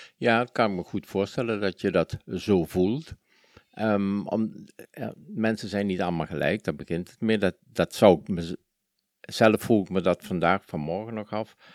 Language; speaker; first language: Dutch; native; Dutch